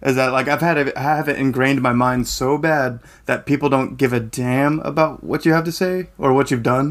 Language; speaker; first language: English; native; English